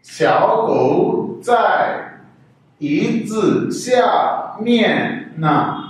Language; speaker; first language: Chinese; non-native, fluent; Urdu